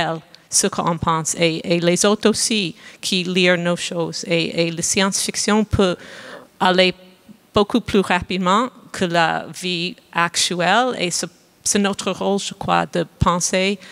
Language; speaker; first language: French; non-native, fluent; English